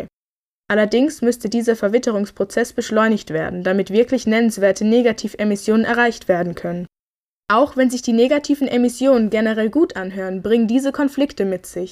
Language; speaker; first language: German; native; German